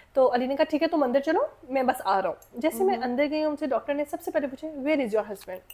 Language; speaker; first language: Urdu; native; Urdu